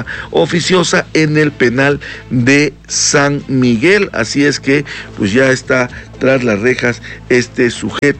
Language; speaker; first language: Spanish; native; Spanish